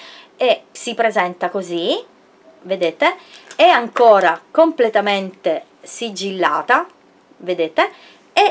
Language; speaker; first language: Italian; native; Italian